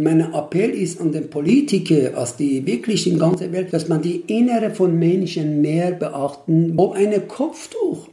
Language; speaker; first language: German; non-native, fluent; Persian